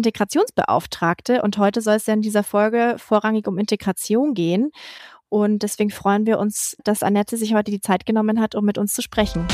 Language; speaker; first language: German; native; German